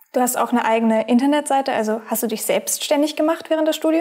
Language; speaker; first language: German; native; German